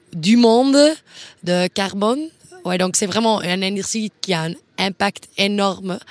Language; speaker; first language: French; non-native, fluent; Dutch